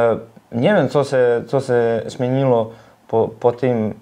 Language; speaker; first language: Polish; non-native, learner; Serbian